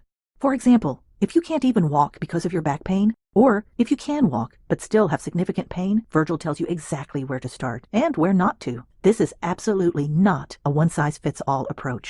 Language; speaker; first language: English; native; English